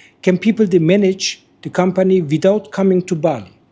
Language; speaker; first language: English; non-native, learner; Turkish